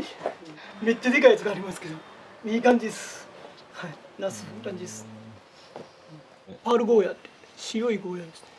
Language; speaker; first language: Japanese; native; Japanese